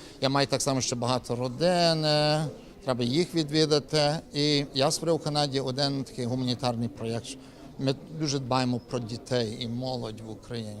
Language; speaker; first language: Ukrainian; early bilingual, heritage; Ukrainian